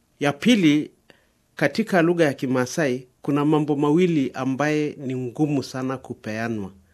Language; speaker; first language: Swahili; non-native, local second language; Masai